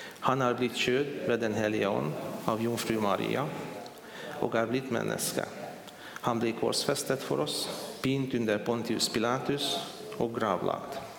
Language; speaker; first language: Swedish; non-native, fluent; Hungarian